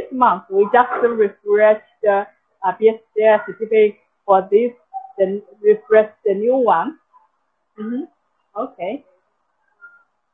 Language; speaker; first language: English; non-native, local second language; Chinese